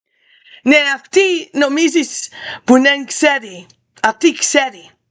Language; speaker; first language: Greek; early bilingual, heritage; English